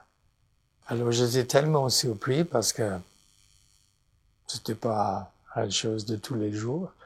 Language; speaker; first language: French; non-native, fluent; English